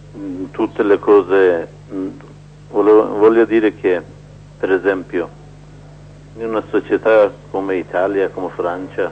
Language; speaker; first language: Italian; non-native, learner; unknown